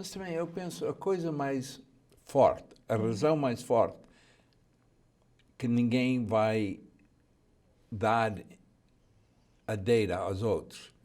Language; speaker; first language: Portuguese; early bilingual, heritage; Portuguese